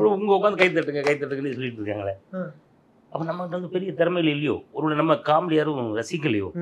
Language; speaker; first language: Tamil; native; Tamil